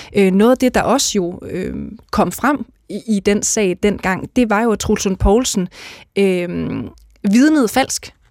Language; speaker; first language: Danish; native; Danish